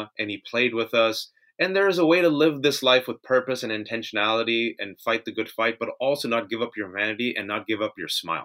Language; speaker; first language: English; native; English